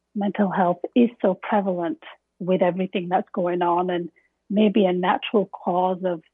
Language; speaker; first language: English; native; English